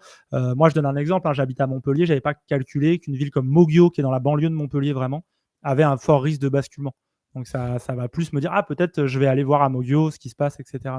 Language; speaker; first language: French; native; French